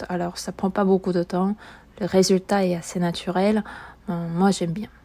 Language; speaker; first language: French; non-native, fluent; Korean